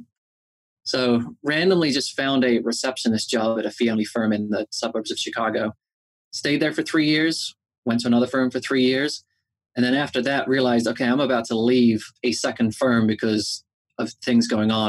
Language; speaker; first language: English; native; English